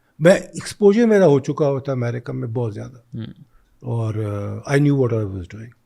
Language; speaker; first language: Urdu; non-native, local second language; Punjabi